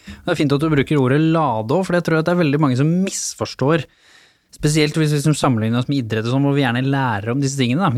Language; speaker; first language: Norwegian; native; Norwegian